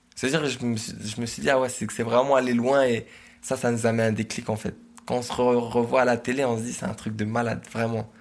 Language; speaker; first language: French; native; French